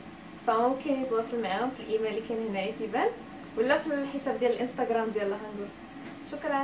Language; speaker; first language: Arabic; native; Arabic